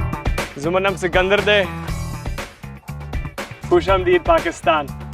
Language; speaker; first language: Hindi; non-native, fluent; English